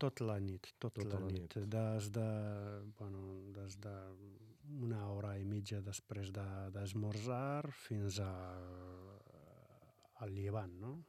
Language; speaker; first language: Catalan; non-native, fluent; Arabic